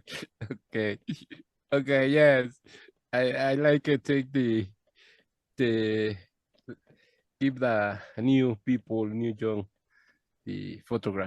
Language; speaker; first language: English; non-native, learner; Spanish